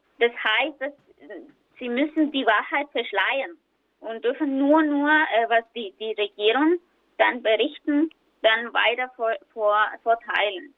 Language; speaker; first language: German; non-native, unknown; Spanish